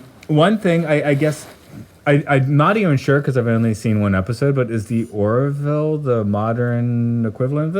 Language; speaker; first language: English; native; English